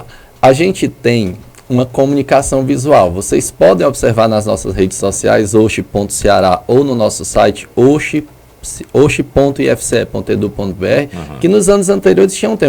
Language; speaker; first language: Portuguese; native; Portuguese